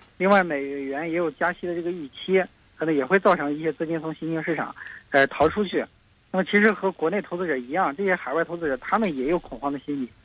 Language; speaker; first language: Chinese; native; Chinese